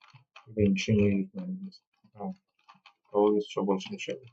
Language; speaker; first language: Russian; native; Russian